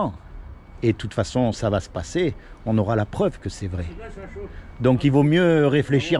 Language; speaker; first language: French; native; French